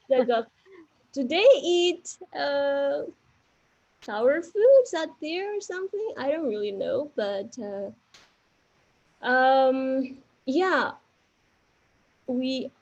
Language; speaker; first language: English; non-native, fluent; Malagasy